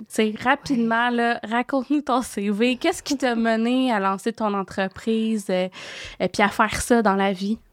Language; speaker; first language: French; native; French